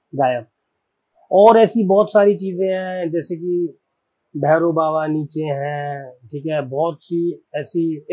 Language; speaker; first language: Hindi; native; Hindi